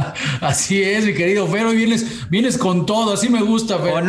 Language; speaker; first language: Spanish; native; Spanish